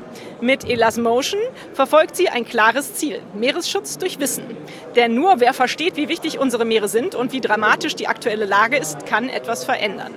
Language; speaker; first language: German; native; German